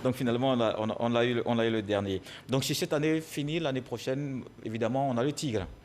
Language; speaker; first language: French; native; French